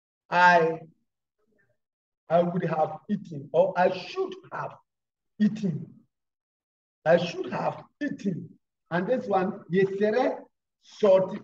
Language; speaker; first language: English; non-native, local second language; Akan